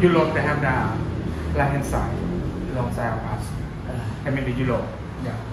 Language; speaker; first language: English; non-native, learner; Thai